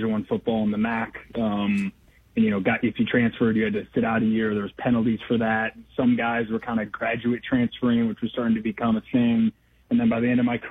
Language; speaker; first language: English; native; English